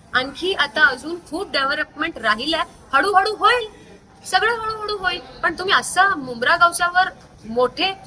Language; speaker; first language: Marathi; non-native, local second language; Urdu